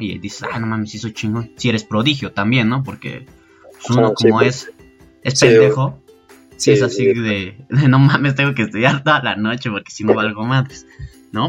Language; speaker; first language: Spanish; native; Spanish